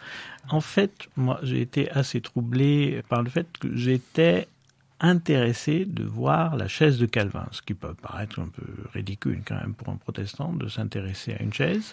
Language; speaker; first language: French; native; French